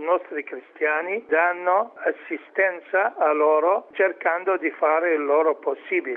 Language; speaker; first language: Italian; non-native, fluent; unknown